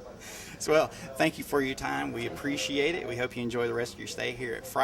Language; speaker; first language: English; native; English